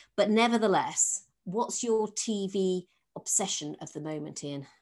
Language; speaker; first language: English; native; English